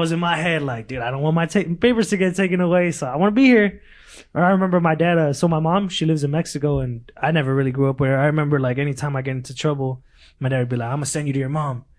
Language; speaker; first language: English; early bilingual, other home language; Spanish